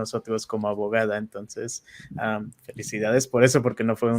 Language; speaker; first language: Spanish; native; Spanish